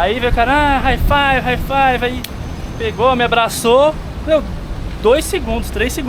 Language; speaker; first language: Portuguese; native; Portuguese